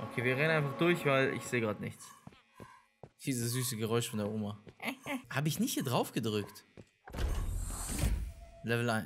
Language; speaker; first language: German; native; German